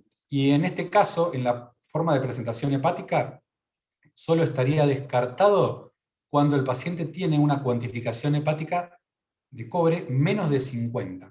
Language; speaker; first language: Spanish; native; Spanish